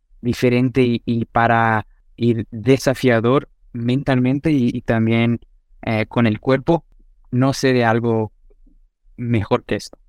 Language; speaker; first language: Spanish; non-native, fluent; Portuguese